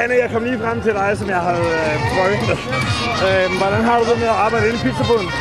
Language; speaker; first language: Danish; native; Danish